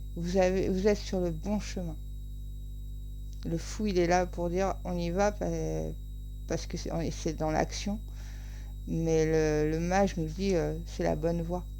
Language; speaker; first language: French; native; French